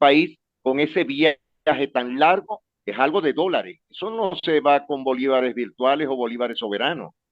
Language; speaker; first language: Spanish; native; Spanish